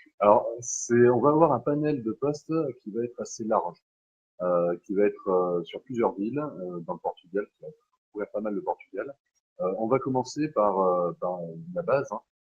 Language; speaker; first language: French; native; French